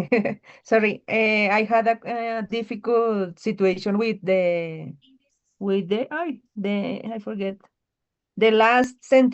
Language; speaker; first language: English; non-native, learner; Spanish